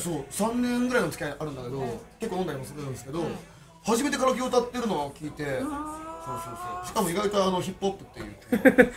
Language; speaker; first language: Japanese; native; Japanese